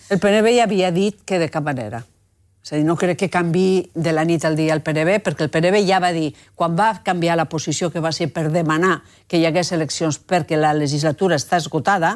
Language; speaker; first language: Catalan; native; Catalan